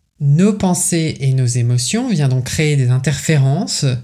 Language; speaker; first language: French; native; French